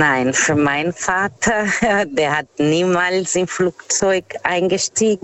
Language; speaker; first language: German; non-native, fluent; Portuguese